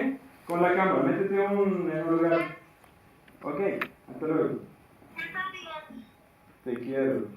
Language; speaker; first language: Spanish; non-native, fluent; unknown